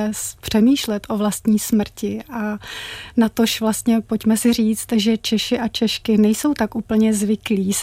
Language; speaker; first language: Czech; native; Czech